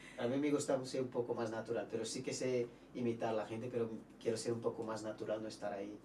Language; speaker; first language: Spanish; non-native, fluent; Portuguese